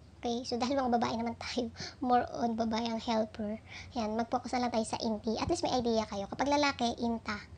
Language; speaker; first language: Filipino; native; Filipino